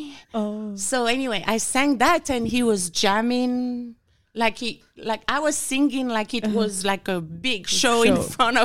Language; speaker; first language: English; non-native, fluent; French